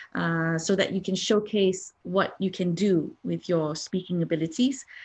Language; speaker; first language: English; non-native, local second language; Malay